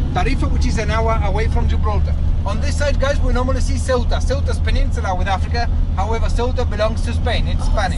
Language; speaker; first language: English; non-native, local second language; Spanish